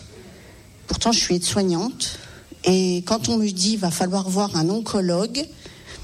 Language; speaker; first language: French; native; French